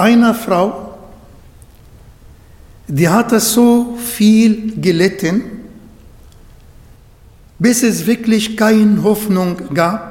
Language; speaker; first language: German; non-native, fluent; Arabic